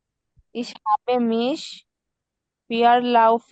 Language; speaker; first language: German; non-native, learner; Bangla